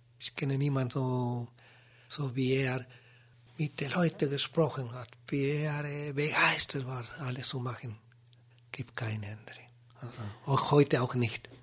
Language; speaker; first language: German; non-native, learner; Spanish